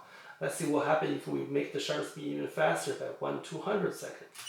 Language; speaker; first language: English; non-native, fluent; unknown